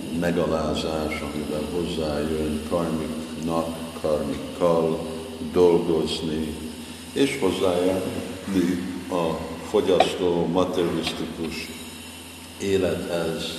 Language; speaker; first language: Hungarian; non-native, fluent; English